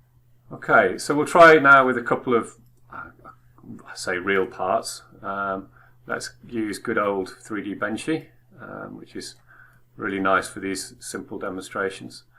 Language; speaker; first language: English; native; English